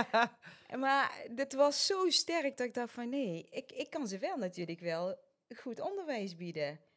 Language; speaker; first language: Dutch; early bilingual, other home language; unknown